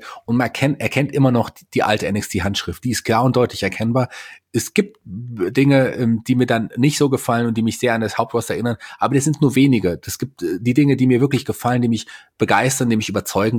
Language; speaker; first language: German; native; German